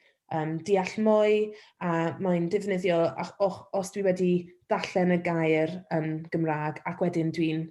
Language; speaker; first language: Welsh; non-native, local second language; English